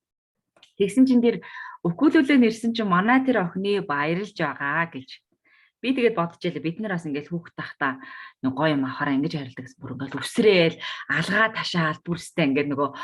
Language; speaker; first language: Mongolian; native; Mongolian